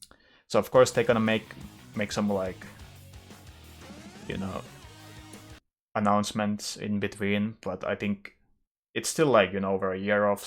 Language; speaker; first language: English; non-native, fluent; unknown